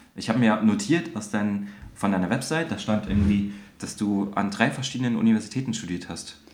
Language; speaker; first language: German; native; German